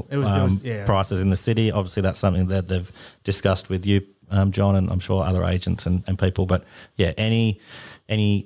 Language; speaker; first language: English; native; English